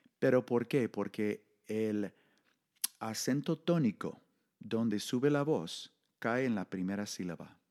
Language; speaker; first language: Spanish; non-native, fluent; English